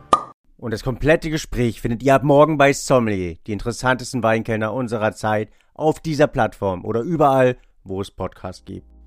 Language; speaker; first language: German; native; German